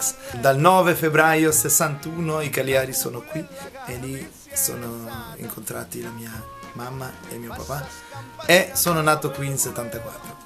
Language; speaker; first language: Italian; early bilingual, heritage; Italian